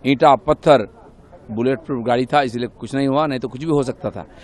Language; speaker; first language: Hindi; non-native, local second language; Bangla